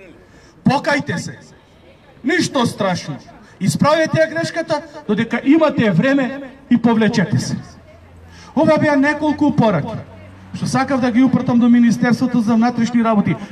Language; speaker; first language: Macedonian; native; Macedonian